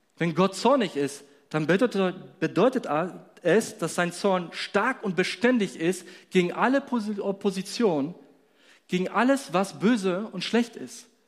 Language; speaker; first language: German; non-native, fluent; Polish